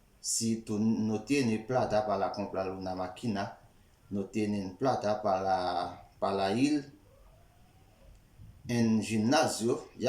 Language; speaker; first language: Spanish; non-native, learner; Haitian Creole